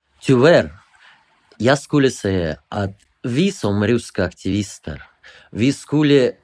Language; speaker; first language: Swedish; non-native, fluent; Russian